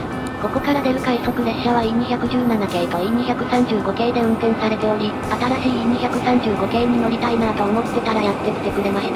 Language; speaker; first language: Japanese; native; Japanese